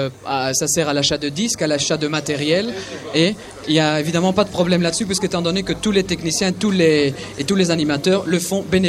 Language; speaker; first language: French; native; French